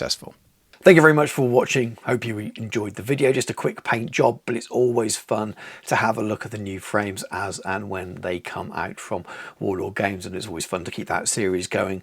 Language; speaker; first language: English; native; English